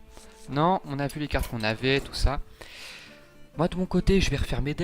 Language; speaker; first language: French; native; French